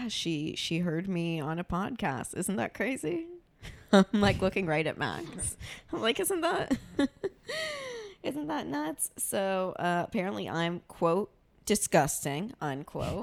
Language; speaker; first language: English; native; English